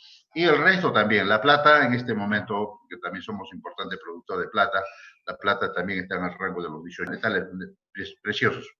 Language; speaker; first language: Spanish; native; Spanish